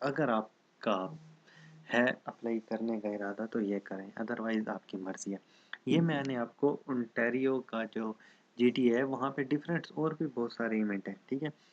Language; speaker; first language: Urdu; non-native, local second language; Saraiki